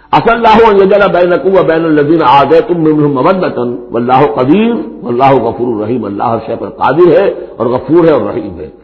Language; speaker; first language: Urdu; native; Urdu